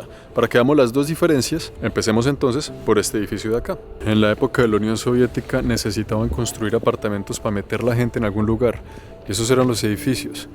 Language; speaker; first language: Spanish; native; Spanish